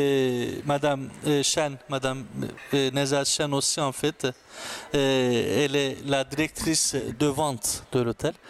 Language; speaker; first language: French; non-native, local second language; Arabic